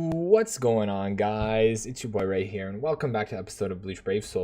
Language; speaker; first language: English; native; English